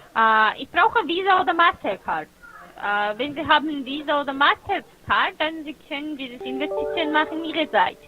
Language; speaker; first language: German; non-native, fluent; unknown